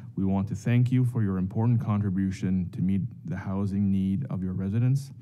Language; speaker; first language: English; non-native, local second language; French